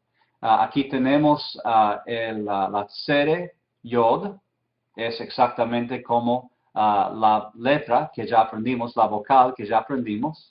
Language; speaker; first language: Spanish; non-native, fluent; English